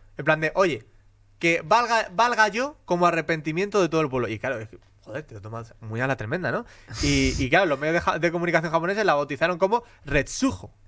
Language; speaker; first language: Spanish; native; Spanish